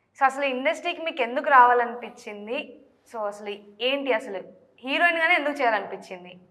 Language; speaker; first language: Telugu; native; Telugu